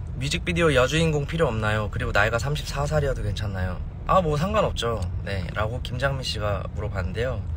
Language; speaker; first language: Korean; early bilingual, heritage; Korean